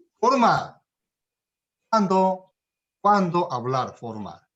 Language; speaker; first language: Spanish; non-native, learner; Korean